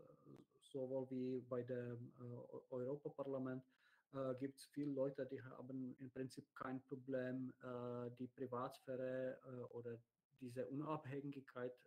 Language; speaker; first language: German; non-native, learner; Czech